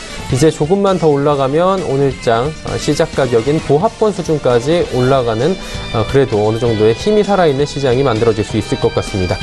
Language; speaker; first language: Korean; native; Korean